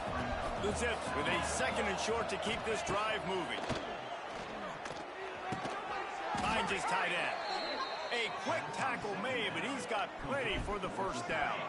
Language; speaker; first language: English; native; English